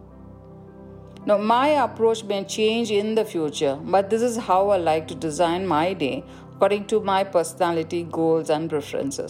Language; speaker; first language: English; non-native, local second language; Tamil